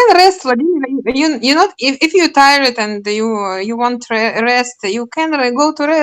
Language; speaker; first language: English; non-native, learner; Russian